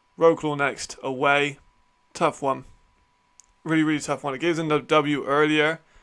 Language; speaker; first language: English; native; English